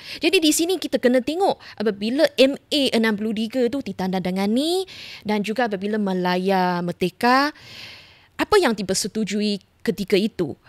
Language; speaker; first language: Malay; non-native, local second language; Chinese